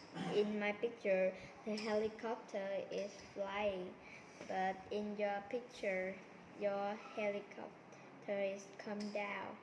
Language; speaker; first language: English; non-native, learner; Vietnamese